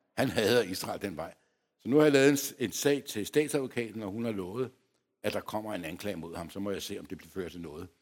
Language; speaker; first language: Danish; early bilingual, other home language; Polish